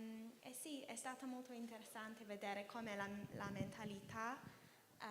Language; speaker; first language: Italian; non-native, fluent; English